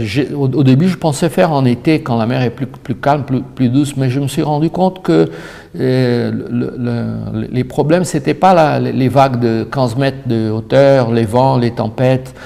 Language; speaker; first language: French; non-native, fluent; Portuguese